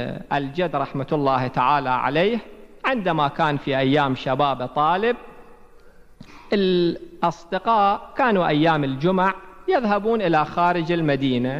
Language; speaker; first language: Arabic; native; Arabic